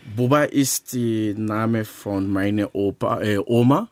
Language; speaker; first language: German; non-native, learner; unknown